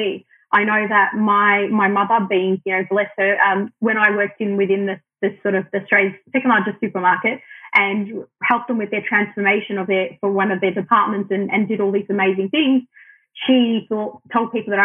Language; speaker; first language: English; non-native, local second language; Arabic